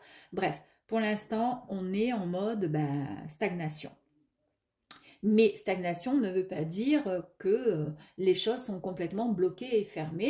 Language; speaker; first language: French; native; French